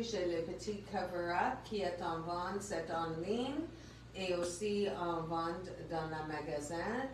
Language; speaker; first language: French; non-native, fluent; English